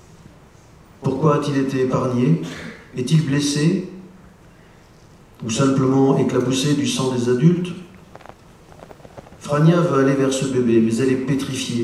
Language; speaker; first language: French; native; French